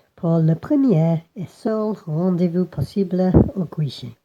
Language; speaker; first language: French; non-native, learner; English